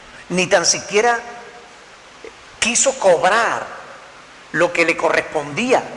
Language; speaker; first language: Spanish; native; Spanish